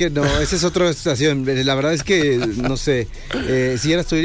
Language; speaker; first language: Spanish; native; Spanish